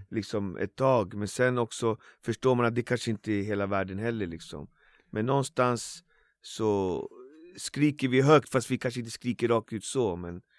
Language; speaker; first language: Swedish; native; Swedish